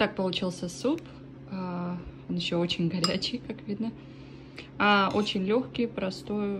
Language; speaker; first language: Russian; early bilingual, heritage; Russian